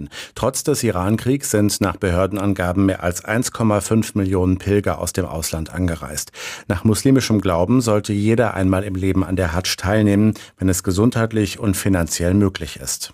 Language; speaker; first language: German; native; German